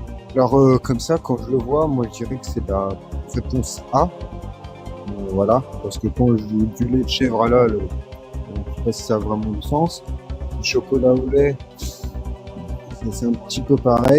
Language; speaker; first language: French; native; French